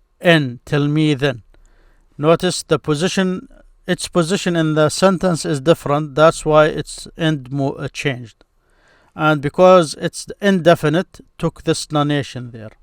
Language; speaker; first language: English; non-native, fluent; Arabic